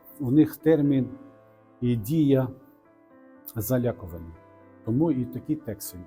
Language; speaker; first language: Ukrainian; non-native, local second language; Russian